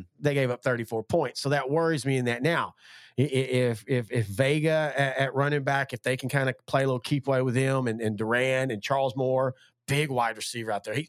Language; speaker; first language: English; native; English